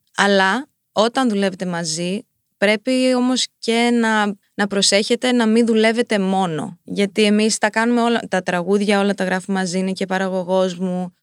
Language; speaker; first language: Greek; early bilingual, heritage; Greek